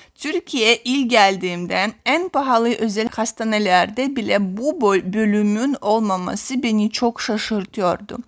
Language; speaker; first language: Turkish; non-native, fluent; Russian